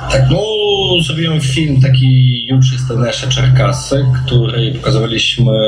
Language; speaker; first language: Polish; non-native, fluent; Russian